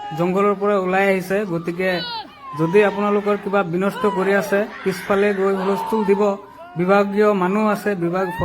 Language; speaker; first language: Assamese; non-native, local second language; Bangla